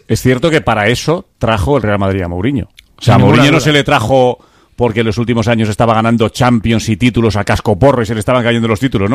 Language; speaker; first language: Spanish; native; Spanish